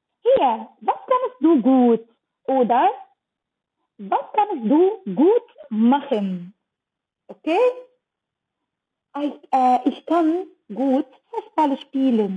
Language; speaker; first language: German; non-native, learner; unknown